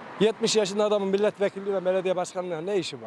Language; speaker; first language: Turkish; native; Turkish